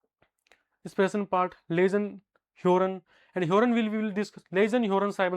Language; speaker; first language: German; non-native, fluent; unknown